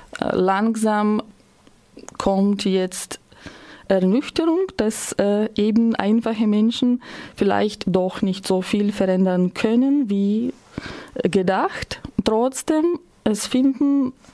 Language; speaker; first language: German; non-native, fluent; Ukrainian